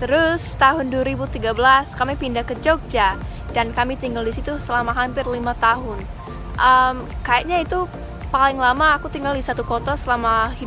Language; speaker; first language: Indonesian; early bilingual, other home language; English